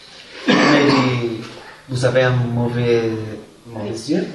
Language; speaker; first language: French; non-native, fluent; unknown